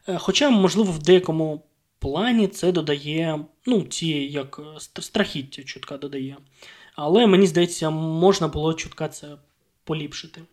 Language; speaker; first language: Ukrainian; non-native, local second language; Russian